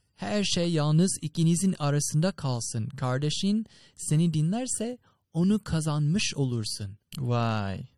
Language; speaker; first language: Turkish; non-native, fluent; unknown